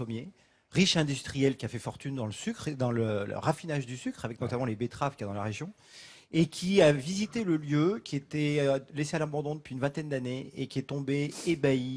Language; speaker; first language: French; native; French